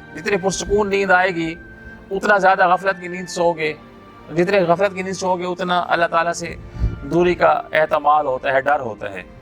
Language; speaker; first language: Urdu; non-native, local second language; Punjabi